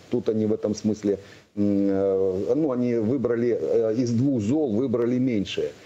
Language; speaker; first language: Russian; native; Russian